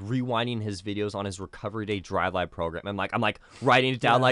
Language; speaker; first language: English; native; English